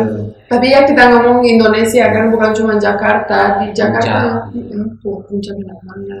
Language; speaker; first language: Indonesian; non-native, fluent; Romanian